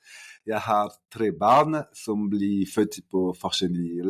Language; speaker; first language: Norwegian; non-native, fluent; French